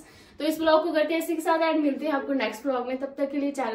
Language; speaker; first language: Hindi; native; Hindi